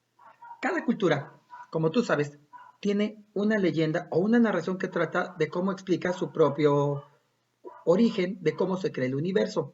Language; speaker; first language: Spanish; native; Spanish